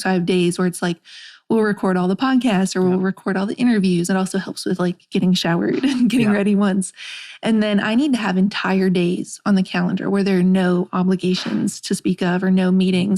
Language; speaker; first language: English; native; English